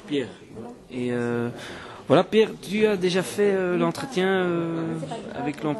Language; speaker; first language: French; non-native, local second language; Dutch